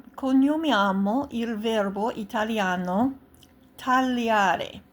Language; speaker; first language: Italian; non-native, learner; English